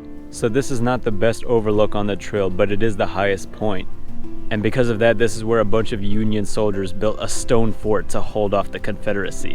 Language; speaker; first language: English; native; English